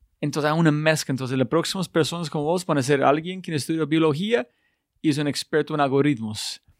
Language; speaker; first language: Spanish; non-native, learner; English